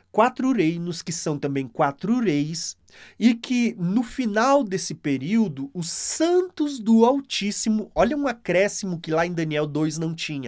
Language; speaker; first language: Portuguese; native; Portuguese